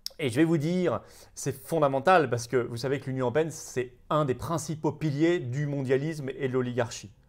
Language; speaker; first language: French; native; French